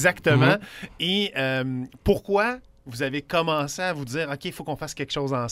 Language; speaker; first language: French; native; French